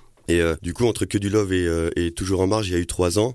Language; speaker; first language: French; native; French